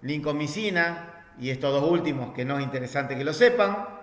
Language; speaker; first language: Spanish; native; Spanish